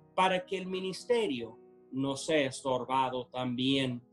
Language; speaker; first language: Spanish; non-native, fluent; English